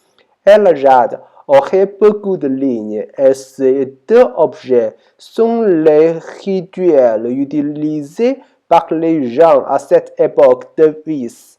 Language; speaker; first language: French; non-native, learner; Chinese